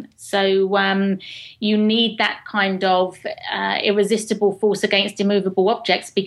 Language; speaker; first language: English; native; English